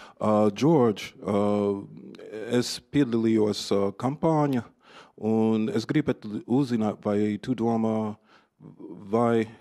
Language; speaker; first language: Latvian; non-native, fluent; English